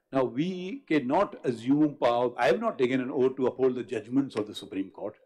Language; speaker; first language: English; non-native, local second language; Urdu